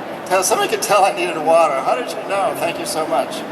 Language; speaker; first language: English; native; English